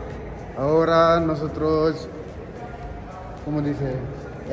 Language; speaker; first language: Spanish; non-native, learner; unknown